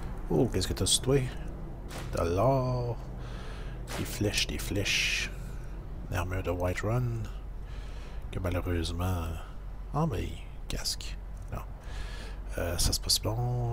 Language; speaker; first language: French; native; French